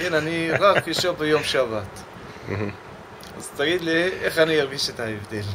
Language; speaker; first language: Hebrew; non-native, local second language; Arabic